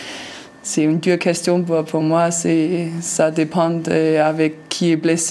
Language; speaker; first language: French; non-native, learner; Danish